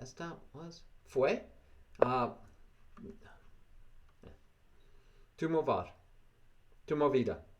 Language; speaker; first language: Spanish; non-native, learner; English